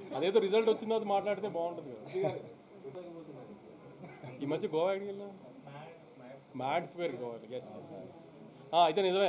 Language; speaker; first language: Telugu; native; Telugu